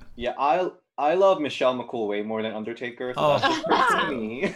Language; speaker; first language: English; non-native, fluent; Korean